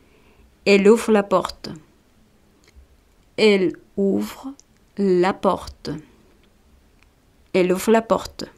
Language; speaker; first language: French; non-native, fluent; Spanish